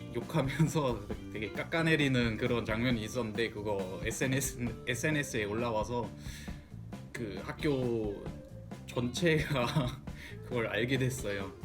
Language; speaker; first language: Korean; non-native, fluent; German